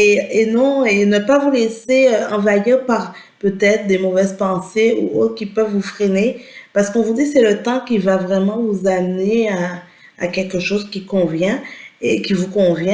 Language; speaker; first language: French; native; French